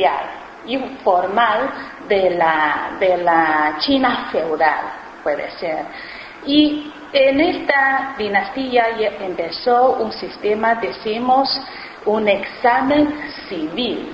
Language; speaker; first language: Spanish; non-native, fluent; Chinese